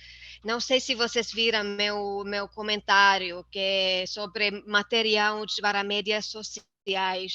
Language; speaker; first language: Portuguese; non-native, fluent; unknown